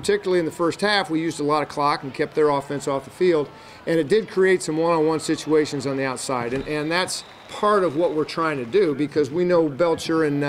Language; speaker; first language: English; native; English